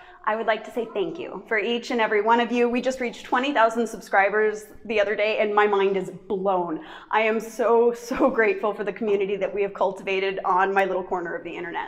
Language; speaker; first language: English; native; English